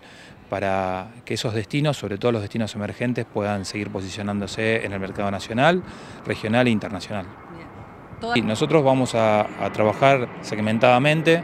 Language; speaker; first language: Spanish; native; Spanish